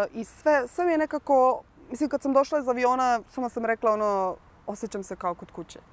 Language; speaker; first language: Serbian; early bilingual, other home language; Slovenian